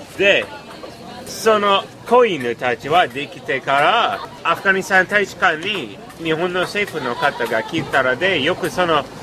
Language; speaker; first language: Japanese; non-native, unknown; English